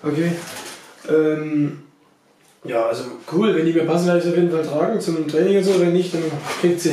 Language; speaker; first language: German; native; German